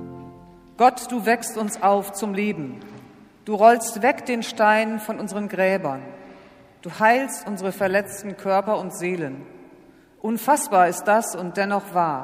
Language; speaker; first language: German; native; German